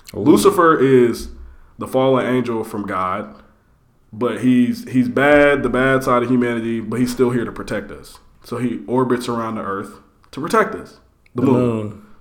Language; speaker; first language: English; native; English